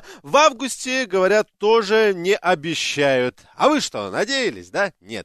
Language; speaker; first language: Russian; native; Russian